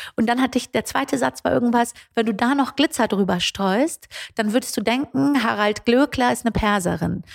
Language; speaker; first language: German; early bilingual, other home language; Persian